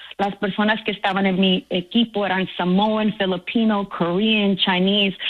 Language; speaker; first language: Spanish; early bilingual, heritage; Spanish